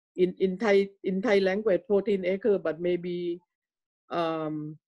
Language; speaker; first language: English; non-native, learner; Thai